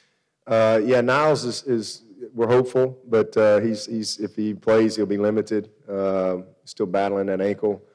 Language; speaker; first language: English; native; English